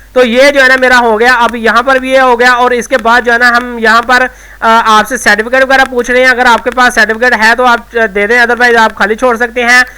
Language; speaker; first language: Urdu; non-native, local second language; Punjabi